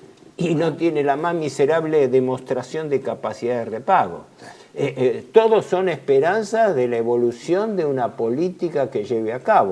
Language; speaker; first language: Spanish; native; Spanish